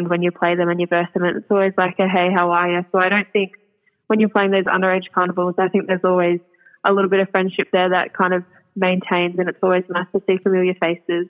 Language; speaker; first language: English; native; English